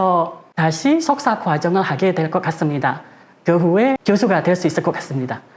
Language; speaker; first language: Korean; non-native, fluent; Indonesian